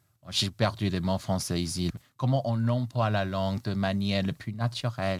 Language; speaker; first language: French; non-native, fluent; Chinese